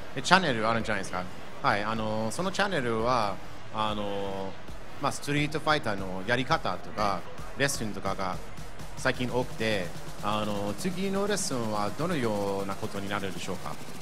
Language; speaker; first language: Japanese; native; Japanese